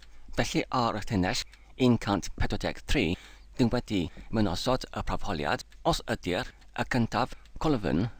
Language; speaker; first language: Welsh; non-native, learner; English